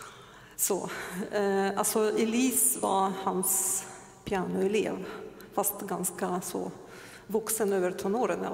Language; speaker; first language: Swedish; non-native, fluent; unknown